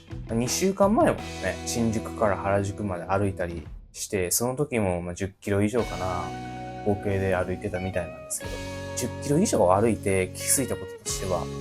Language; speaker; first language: Japanese; native; Japanese